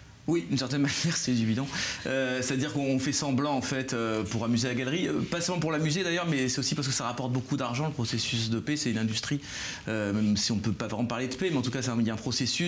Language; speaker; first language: French; native; French